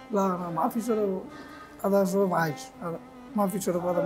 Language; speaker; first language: Arabic; non-native, learner; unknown